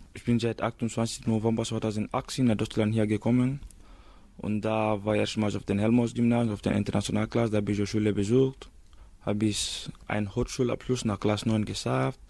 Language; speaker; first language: German; non-native, learner; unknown